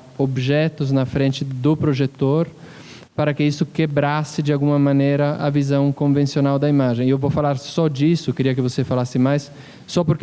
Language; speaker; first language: Portuguese; non-native, fluent; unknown